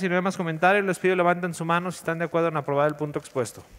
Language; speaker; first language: Spanish; native; Spanish